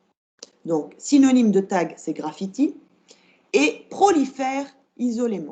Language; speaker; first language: French; non-native, local second language; Arabic